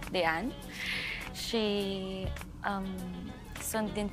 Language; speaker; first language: Romanian; non-native, learner; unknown